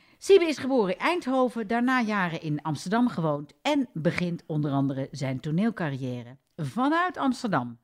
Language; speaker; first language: Dutch; native; Dutch